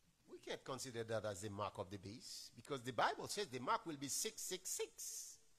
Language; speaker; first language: English; non-native, fluent; Haitian Creole